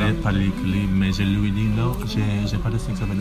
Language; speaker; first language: French; non-native, learner; English